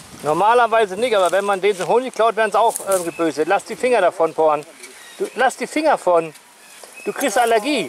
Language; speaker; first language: German; native; German